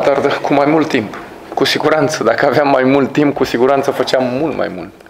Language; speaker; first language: Romanian; native; Romanian